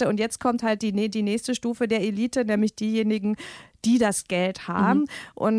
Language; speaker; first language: German; native; German